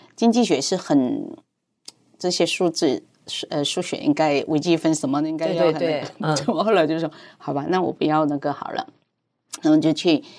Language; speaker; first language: Chinese; non-native, fluent; Cantonese